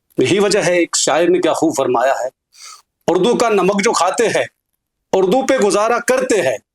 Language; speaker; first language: Urdu; non-native, local second language; Kashmiri